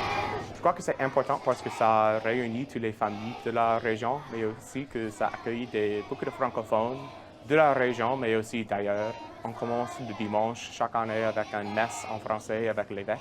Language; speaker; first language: French; non-native, local second language; English